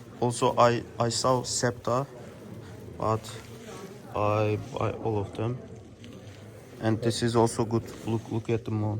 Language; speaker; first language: English; non-native, learner; Turkish